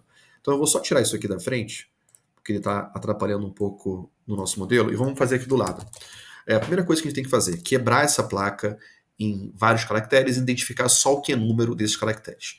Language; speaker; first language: Portuguese; native; Portuguese